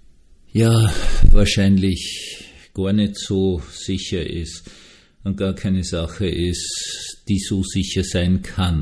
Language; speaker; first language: German; native; German